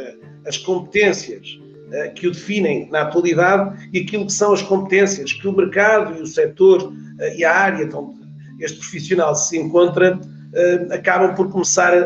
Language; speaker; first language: Portuguese; native; Portuguese